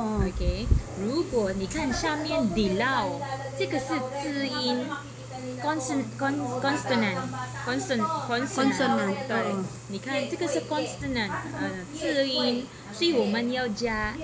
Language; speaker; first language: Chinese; non-native, fluent; Filipino